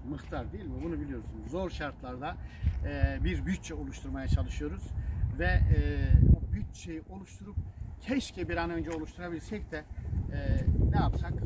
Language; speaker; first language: Turkish; non-native, local second language; Zaza